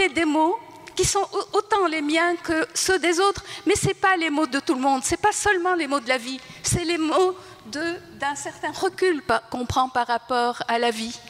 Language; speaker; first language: French; non-native, local second language; Arabic